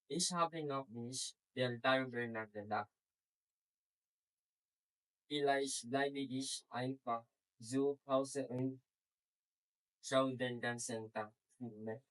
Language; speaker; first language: German; non-native, learner; Filipino